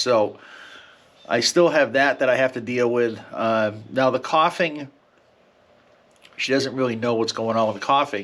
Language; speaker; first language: English; native; English